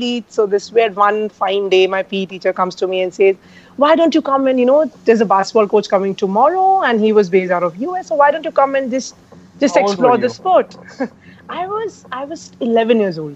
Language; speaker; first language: English; non-native, local second language; Hindi